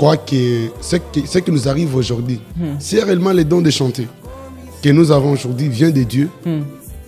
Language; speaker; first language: French; non-native, local second language; Lingala